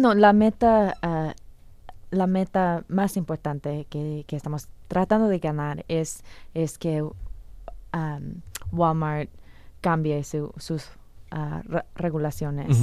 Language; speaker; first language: Spanish; non-native, fluent; English